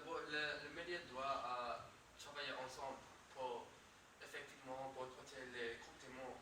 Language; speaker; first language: French; non-native, learner; English